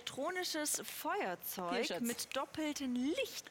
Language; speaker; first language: German; native; German